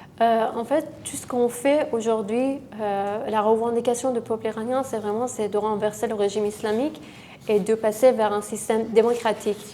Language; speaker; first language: French; non-native, fluent; Persian